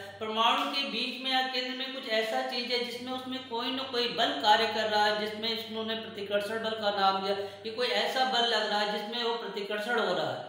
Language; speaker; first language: Hindi; native; Hindi